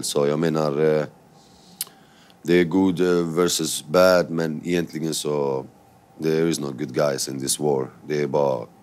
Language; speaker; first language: Swedish; early bilingual, other home language; Kurdish